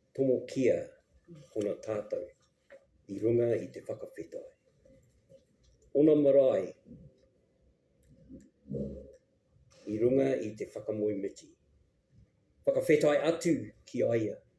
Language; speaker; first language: Māori; non-native, local second language; English